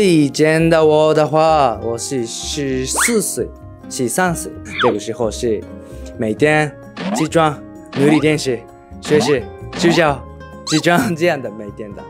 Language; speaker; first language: Chinese; non-native, learner; Japanese